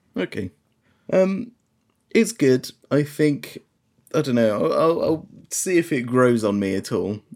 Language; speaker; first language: English; native; English